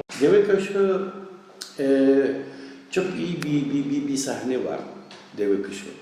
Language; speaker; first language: Turkish; non-native, learner; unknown